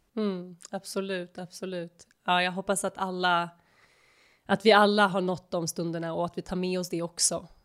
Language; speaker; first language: Swedish; native; Swedish